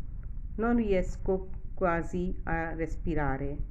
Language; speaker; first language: Italian; non-native, fluent; Urdu